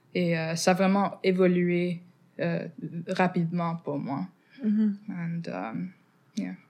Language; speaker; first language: French; non-native, fluent; English